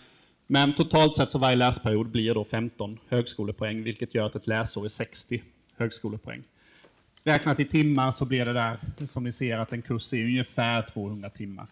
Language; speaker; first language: Swedish; native; Swedish